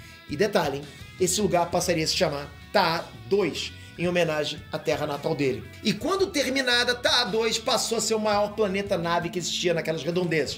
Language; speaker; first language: Portuguese; native; Portuguese